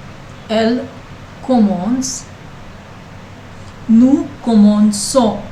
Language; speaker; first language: French; non-native, learner; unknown